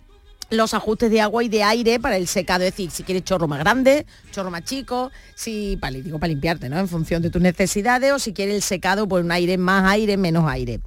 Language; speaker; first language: Spanish; native; Spanish